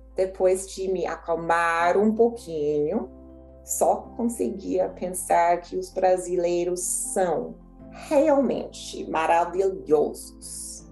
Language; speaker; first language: Portuguese; non-native, fluent; English